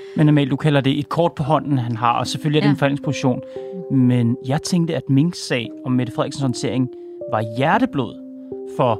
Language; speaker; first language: Danish; native; Danish